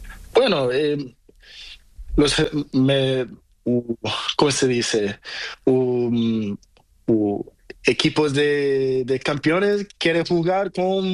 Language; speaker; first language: Spanish; non-native, learner; Portuguese